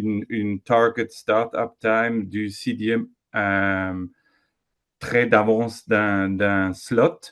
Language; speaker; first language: French; non-native, fluent; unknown